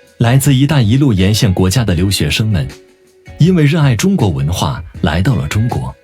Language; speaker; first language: Chinese; native; Chinese